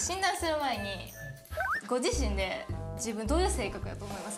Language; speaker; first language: Japanese; native; Japanese